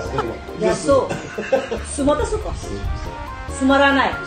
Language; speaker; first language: Japanese; non-native, learner; Filipino